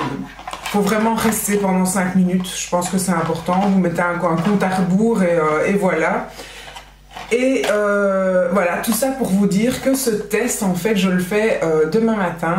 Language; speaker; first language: French; native; French